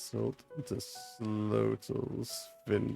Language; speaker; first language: Dutch; non-native, learner; English